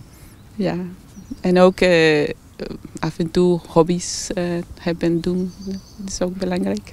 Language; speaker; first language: Dutch; non-native, fluent; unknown